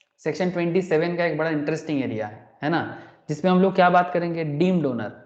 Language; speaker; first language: Hindi; non-native, local second language; Bangla